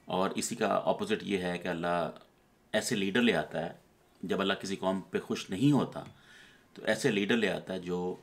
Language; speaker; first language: Urdu; native; Urdu